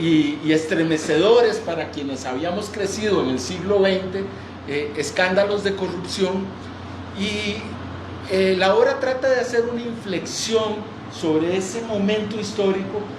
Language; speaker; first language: Spanish; native; Spanish